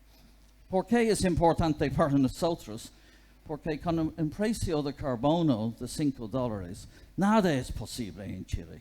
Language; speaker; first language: Spanish; non-native, fluent; English